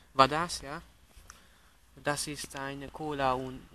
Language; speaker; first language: German; non-native, learner; Hungarian